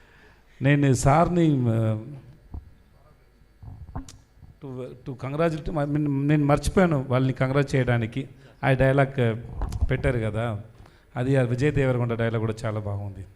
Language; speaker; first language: Telugu; non-native, learner; Tamil